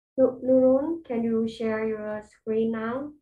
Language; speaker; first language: English; non-native, fluent; Thai